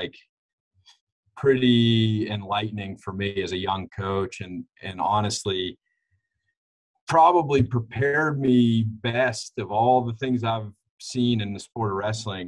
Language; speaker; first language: English; native; English